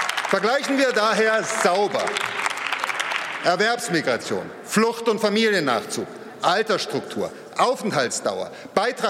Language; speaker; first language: German; native; German